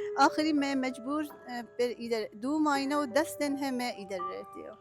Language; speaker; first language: Urdu; non-native, learner; Persian